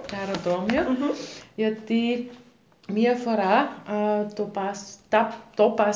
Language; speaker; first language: Greek; non-native, learner; German